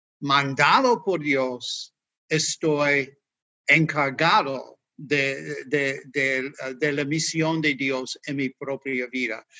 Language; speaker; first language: Spanish; non-native, fluent; English